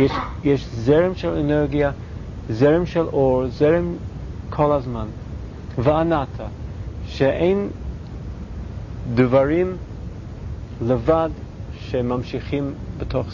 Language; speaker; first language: Hebrew; non-native, fluent; English